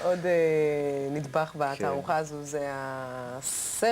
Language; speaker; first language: Hebrew; native; Hebrew